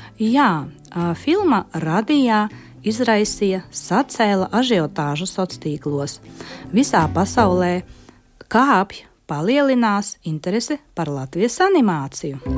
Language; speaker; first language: Latvian; native; Latvian